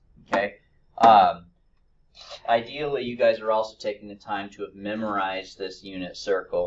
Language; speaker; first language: English; native; English